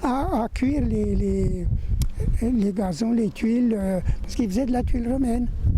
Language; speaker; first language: French; native; French